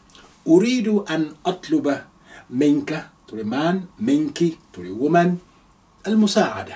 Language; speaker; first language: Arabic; non-native, fluent; Yoruba